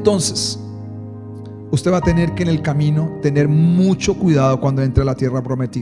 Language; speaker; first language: Spanish; native; Spanish